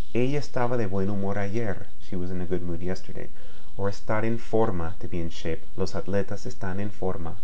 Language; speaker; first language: Spanish; non-native, fluent; English